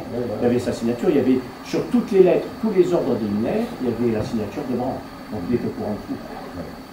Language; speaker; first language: French; native; French